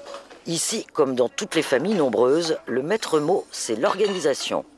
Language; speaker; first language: French; native; French